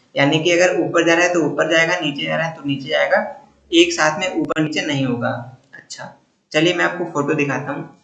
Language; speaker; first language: Hindi; native; Hindi